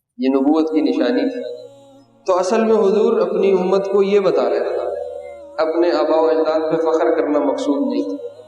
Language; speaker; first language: Urdu; non-native, local second language; Punjabi